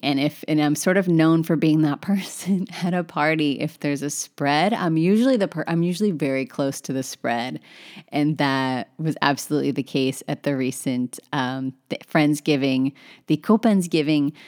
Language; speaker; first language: English; native; English